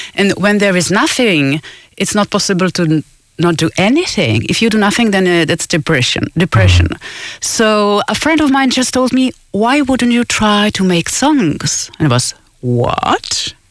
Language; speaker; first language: English; non-native, fluent; Czech